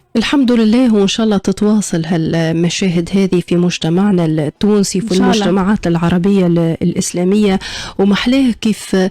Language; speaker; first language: Arabic; native; Arabic